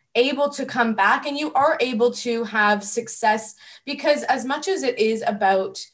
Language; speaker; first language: English; native; English